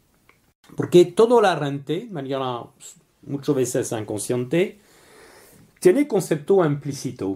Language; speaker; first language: Spanish; non-native, learner; French